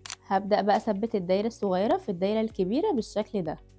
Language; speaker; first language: Arabic; native; Arabic